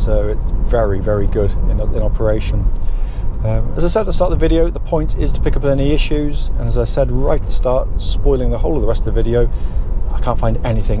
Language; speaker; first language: English; native; English